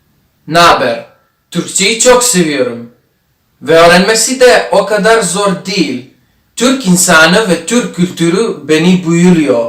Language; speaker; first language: Turkish; non-native, fluent; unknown